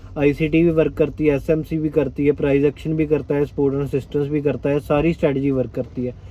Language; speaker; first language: Hindi; non-native, local second language; Punjabi